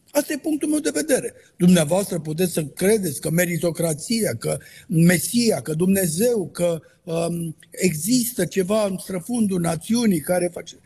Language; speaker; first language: Romanian; native; Romanian